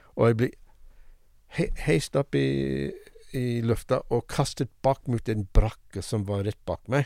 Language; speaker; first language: Norwegian; non-native, fluent; English